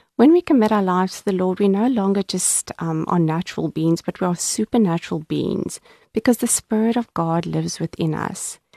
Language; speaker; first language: English; native; English